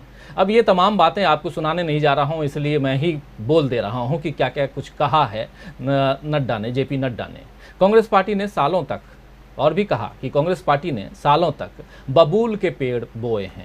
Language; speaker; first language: Hindi; native; Hindi